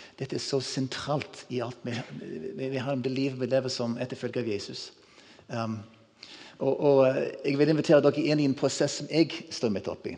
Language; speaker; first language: Norwegian; non-native, fluent; English